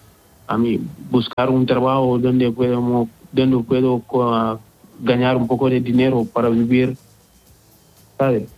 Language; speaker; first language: Spanish; non-native, learner; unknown